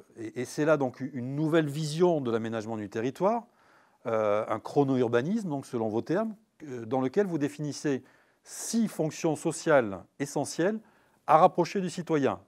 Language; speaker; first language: French; native; French